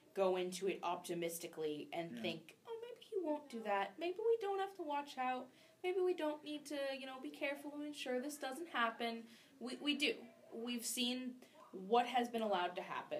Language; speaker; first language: English; native; English